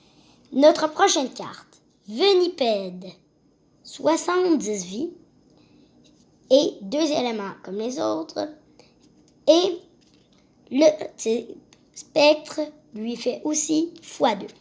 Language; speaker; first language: French; native; French